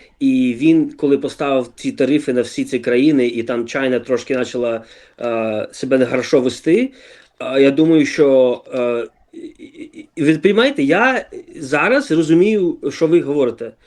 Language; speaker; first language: Ukrainian; early bilingual, other home language; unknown